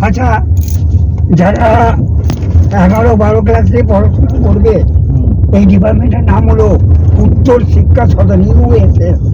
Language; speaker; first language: Bangla; non-native, local second language; Gujarati